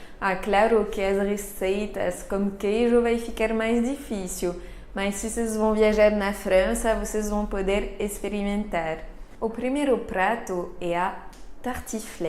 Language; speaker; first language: Portuguese; non-native, fluent; French